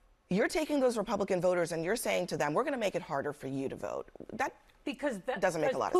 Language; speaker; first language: English; native; English